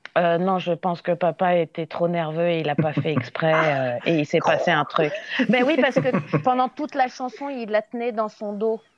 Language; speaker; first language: French; native; French